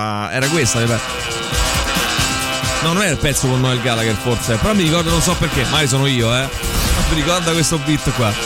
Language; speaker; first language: Italian; native; Italian